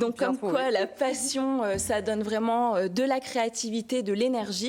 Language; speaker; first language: French; native; French